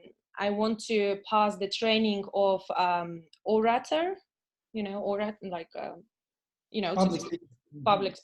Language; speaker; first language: English; non-native, fluent; Russian